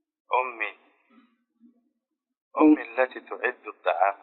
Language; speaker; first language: Arabic; non-native, learner; Tigrinya